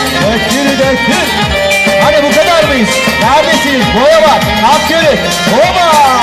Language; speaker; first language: Turkish; native; Turkish